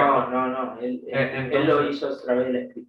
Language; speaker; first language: Spanish; native; Spanish